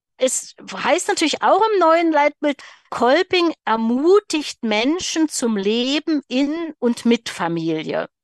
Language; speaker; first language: German; native; German